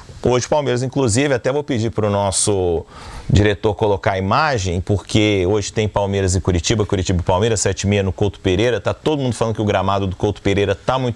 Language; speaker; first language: Portuguese; native; Portuguese